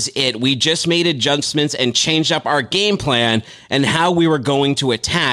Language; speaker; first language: English; native; English